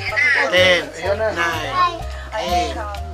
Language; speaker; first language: English; non-native, local second language; Filipino